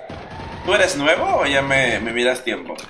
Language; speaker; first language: Spanish; native; Spanish